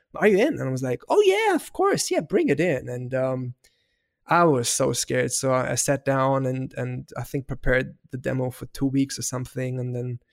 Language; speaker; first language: English; non-native, fluent; German